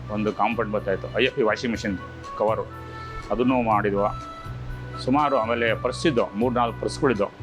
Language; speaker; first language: Kannada; native; Kannada